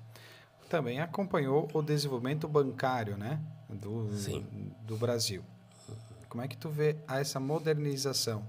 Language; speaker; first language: Portuguese; native; Portuguese